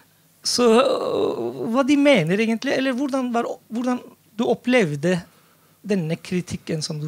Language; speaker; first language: Norwegian; non-native, fluent; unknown